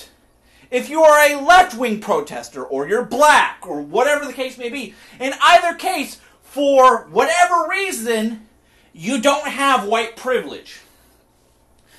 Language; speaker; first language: English; native; English